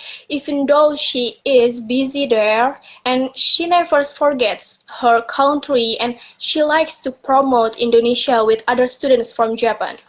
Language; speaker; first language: English; non-native, learner; Indonesian